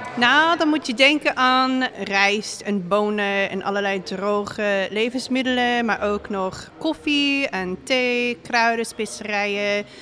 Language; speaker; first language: Dutch; non-native, fluent; English